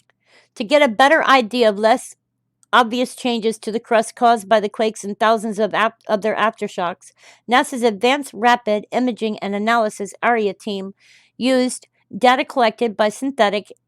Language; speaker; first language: English; native; English